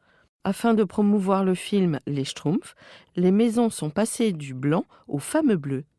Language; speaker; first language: French; native; French